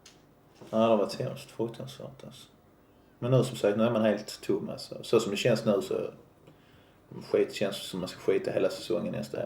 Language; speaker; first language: Swedish; native; Swedish